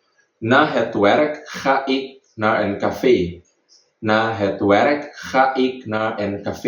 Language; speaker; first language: Dutch; non-native, fluent; Indonesian